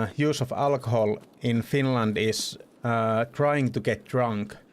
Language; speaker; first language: English; non-native, fluent; Finnish